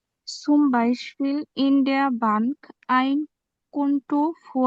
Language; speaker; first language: German; non-native, learner; Bangla